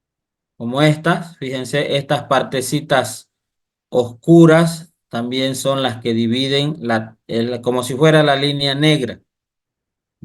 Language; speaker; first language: Spanish; native; Spanish